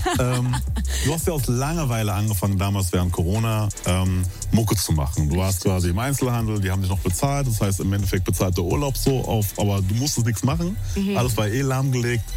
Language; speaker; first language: German; native; German